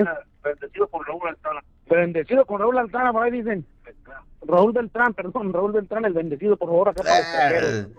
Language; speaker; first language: Spanish; native; Spanish